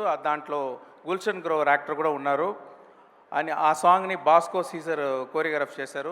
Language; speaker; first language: Telugu; non-native, local second language; Tamil